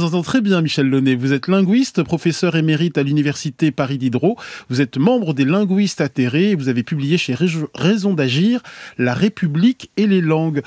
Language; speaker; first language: French; native; French